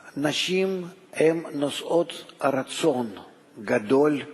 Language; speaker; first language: Hebrew; non-native, fluent; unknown